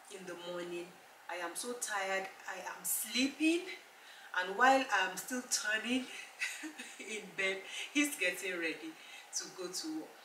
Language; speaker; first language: English; non-native, local second language; Yoruba